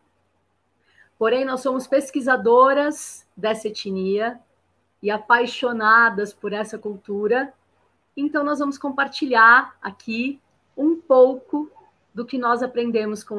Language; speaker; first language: Portuguese; native; Portuguese